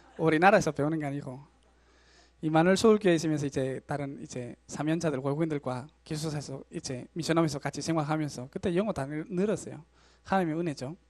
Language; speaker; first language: Korean; non-native, learner; Spanish